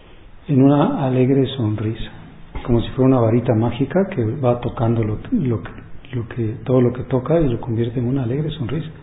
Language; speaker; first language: Spanish; native; Spanish